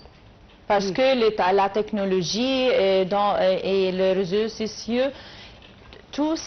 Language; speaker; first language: French; non-native, learner; Arabic